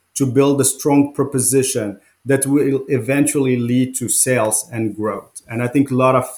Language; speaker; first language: English; non-native, fluent; Arabic